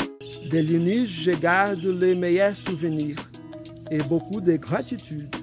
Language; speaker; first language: French; non-native, fluent; Portuguese